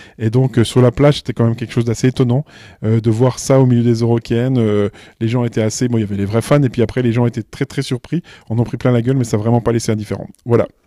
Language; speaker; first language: French; native; French